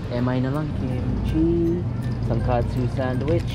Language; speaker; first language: English; native; English